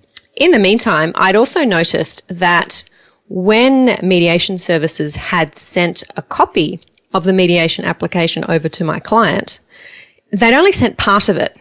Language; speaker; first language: English; native; English